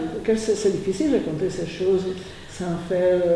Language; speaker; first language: French; non-native, fluent; Italian